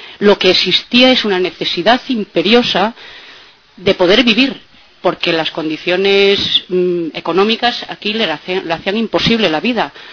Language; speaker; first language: Spanish; native; Spanish